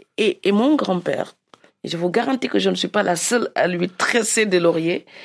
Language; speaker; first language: French; non-native, local second language; Serer